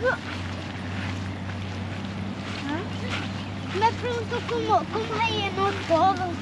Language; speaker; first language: Spanish; early bilingual, other home language; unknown